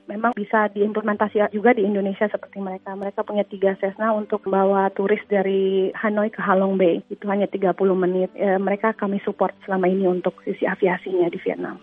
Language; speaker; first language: Indonesian; native; Indonesian